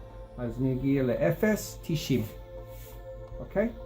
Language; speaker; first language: Hebrew; non-native, fluent; English